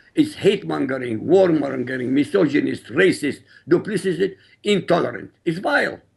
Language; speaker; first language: English; non-native, fluent; Arabic